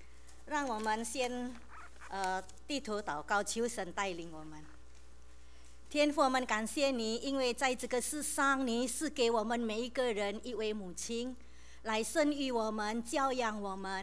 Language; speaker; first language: Chinese; native; Chinese